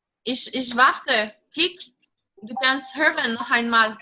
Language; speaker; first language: German; non-native, fluent; French